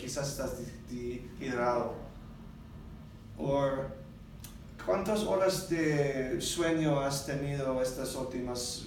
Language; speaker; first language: Spanish; non-native, learner; English